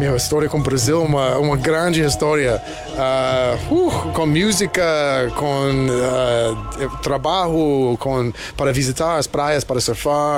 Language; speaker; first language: Portuguese; non-native, learner; English